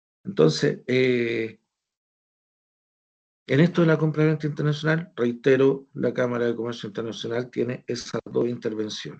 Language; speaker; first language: Spanish; native; Spanish